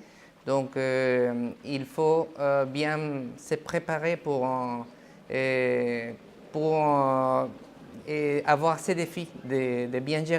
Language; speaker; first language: French; non-native, fluent; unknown